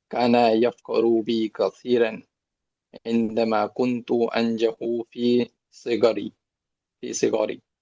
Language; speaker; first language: Arabic; non-native, learner; Urdu